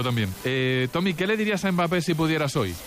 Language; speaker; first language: Spanish; native; Spanish